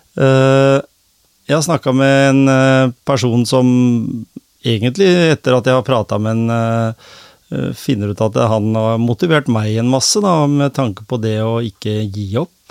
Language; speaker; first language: Norwegian; native; Norwegian